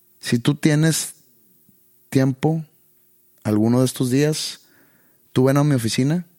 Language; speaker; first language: Spanish; native; Spanish